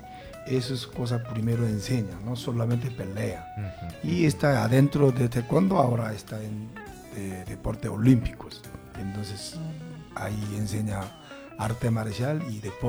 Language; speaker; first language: Spanish; non-native, learner; Korean